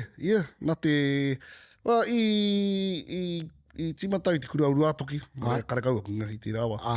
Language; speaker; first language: Māori; native; Māori